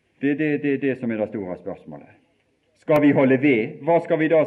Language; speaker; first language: Norwegian; native; Norwegian